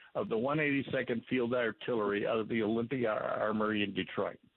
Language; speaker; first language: English; native; English